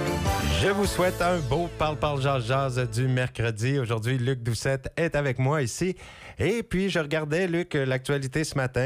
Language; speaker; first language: French; native; French